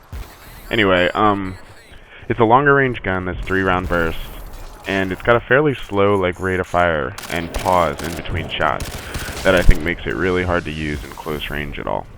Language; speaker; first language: English; native; English